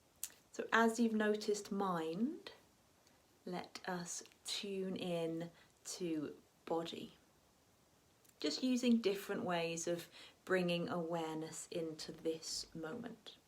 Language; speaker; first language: English; native; English